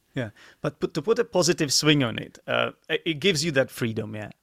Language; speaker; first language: English; non-native, fluent; Czech